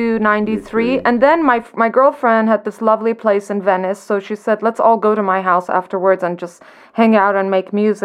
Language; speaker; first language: English; non-native, local second language; Persian